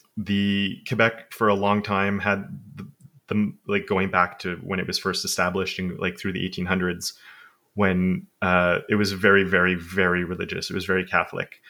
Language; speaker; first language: English; native; English